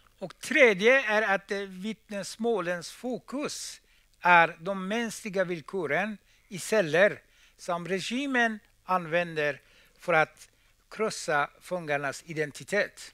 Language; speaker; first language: Swedish; non-native, fluent; Persian